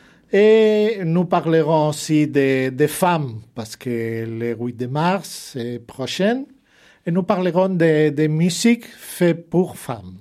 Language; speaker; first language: French; non-native, fluent; Spanish